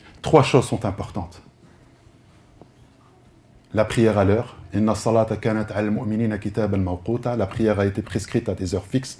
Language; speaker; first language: French; native; French